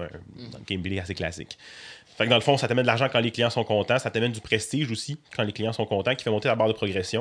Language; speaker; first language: French; native; French